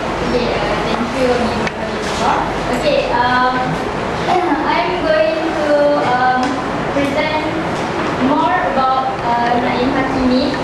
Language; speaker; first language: English; non-native, learner; Malay